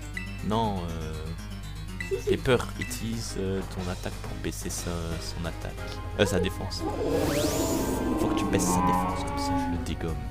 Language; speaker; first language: French; native; French